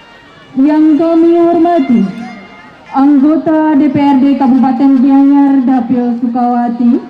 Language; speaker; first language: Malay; non-native, local second language; Balinese